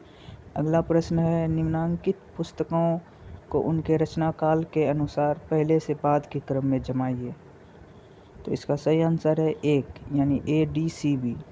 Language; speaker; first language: Hindi; native; Hindi